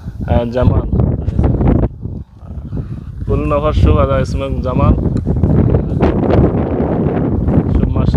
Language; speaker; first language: Arabic; non-native, learner; Bangla